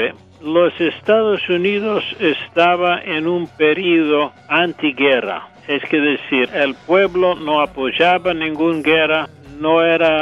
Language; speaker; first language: Spanish; non-native, fluent; English